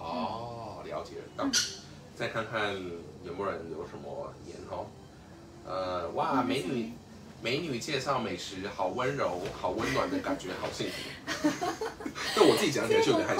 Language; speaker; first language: Chinese; native; Chinese